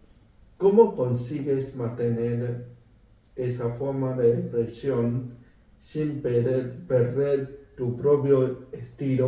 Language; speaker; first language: Spanish; non-native, fluent; Chinese